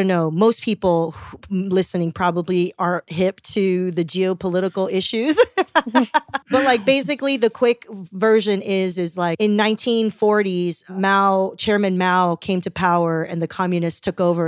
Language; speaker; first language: English; early bilingual, other home language; Chinese